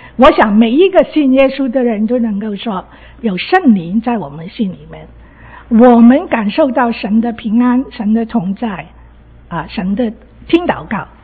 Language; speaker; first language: Chinese; non-native, local second language; Cantonese